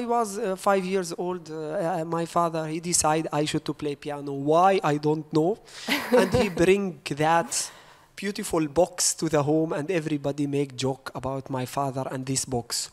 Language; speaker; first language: English; non-native, learner; Arabic